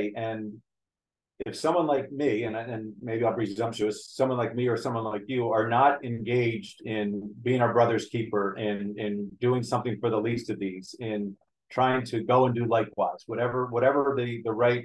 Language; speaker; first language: English; native; English